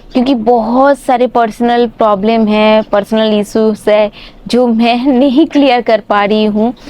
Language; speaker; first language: Hindi; non-native, local second language; Bangla